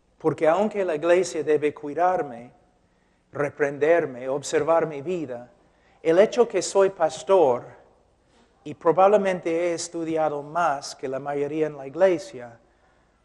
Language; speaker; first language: Spanish; non-native, fluent; English